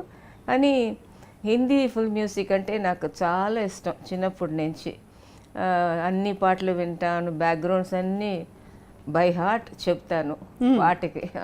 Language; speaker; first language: Telugu; non-native, fluent; Tamil